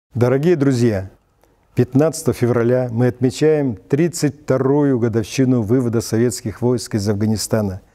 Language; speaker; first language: Russian; native; Russian